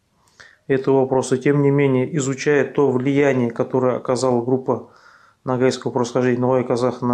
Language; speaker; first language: Russian; native; Russian